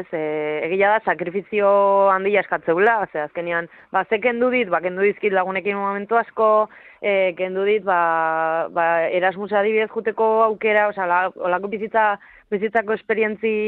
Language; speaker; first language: Basque; native; Basque